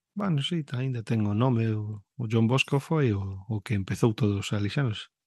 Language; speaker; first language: Galician; early bilingual, heritage; Galician